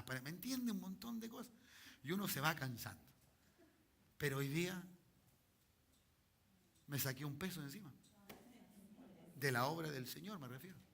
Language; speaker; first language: Spanish; native; Spanish